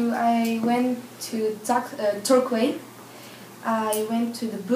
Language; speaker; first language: English; non-native, learner; French